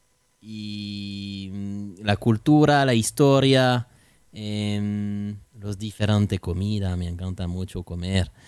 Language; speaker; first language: Spanish; non-native, learner; French